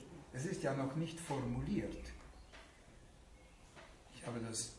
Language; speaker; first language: German; non-native, fluent; Hungarian